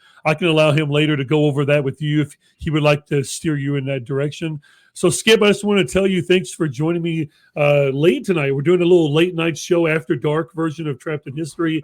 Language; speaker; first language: English; native; English